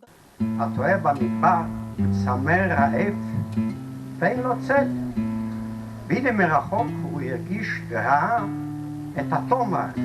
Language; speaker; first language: Hebrew; non-native, fluent; Yiddish